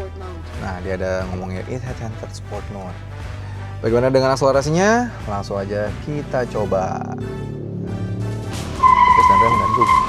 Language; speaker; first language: Indonesian; native; Indonesian